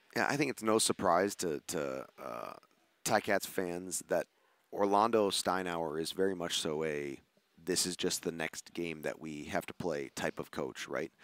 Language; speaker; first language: English; native; English